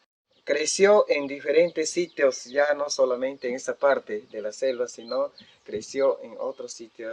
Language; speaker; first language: Spanish; non-native, local second language; Shipibo-Conibo